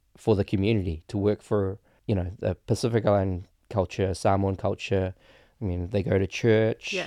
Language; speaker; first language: English; native; English